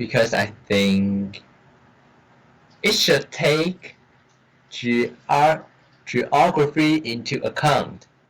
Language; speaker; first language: English; non-native, learner; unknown